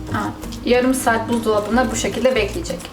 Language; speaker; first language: Turkish; native; Turkish